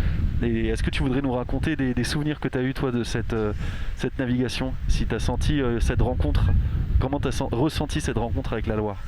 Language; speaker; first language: French; native; French